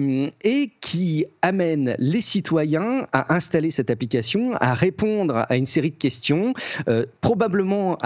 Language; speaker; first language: French; native; French